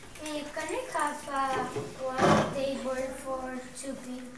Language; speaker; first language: English; non-native, learner; Spanish